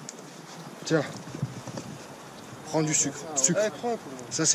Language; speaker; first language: French; native; French